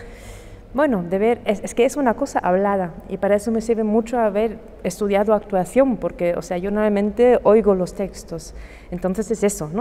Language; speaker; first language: Spanish; non-native, fluent; German